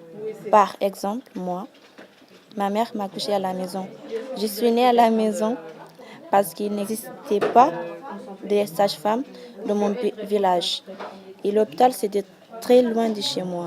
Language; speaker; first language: French; non-native, learner; Kabuverdianu